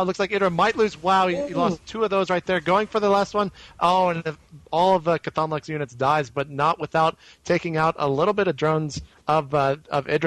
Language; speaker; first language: English; native; English